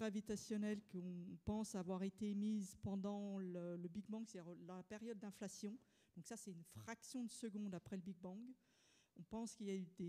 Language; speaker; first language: French; native; French